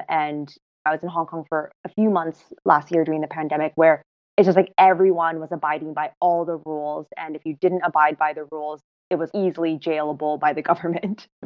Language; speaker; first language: English; non-native, local second language; Cantonese